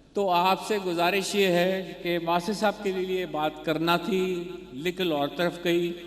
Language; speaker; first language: Urdu; non-native, local second language; Punjabi